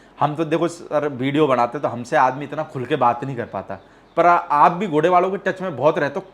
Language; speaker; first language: Hindi; native; Hindi